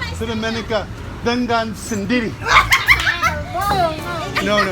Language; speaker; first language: Indonesian; non-native, learner; English